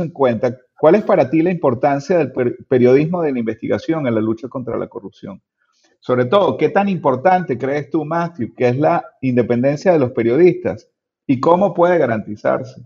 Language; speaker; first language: Spanish; native; Spanish